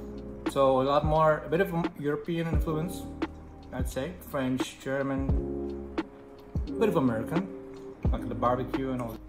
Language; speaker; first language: English; non-native, local second language; Filipino